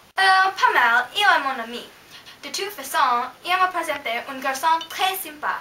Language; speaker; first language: French; non-native, learner; English